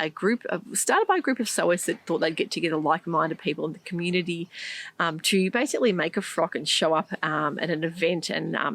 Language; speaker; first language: English; native; English